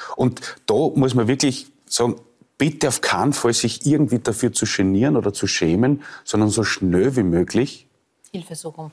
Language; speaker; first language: German; native; German